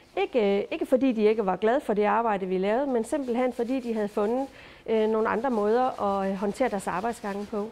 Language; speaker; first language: Danish; native; Danish